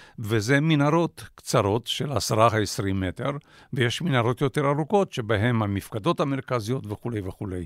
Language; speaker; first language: Hebrew; non-native, fluent; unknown